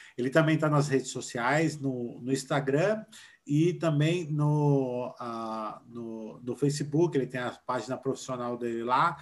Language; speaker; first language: Portuguese; native; Portuguese